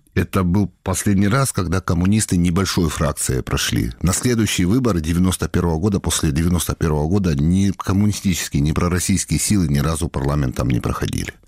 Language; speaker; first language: Russian; non-native, local second language; Georgian